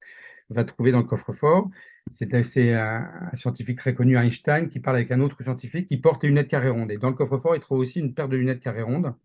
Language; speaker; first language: French; native; French